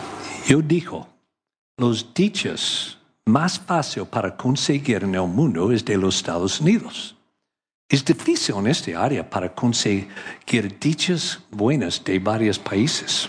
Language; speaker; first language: Spanish; non-native, learner; English